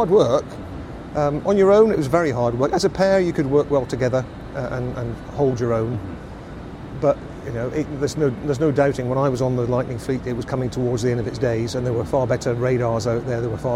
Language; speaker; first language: English; native; English